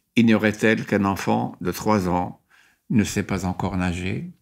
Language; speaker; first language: French; non-native, local second language; Arabic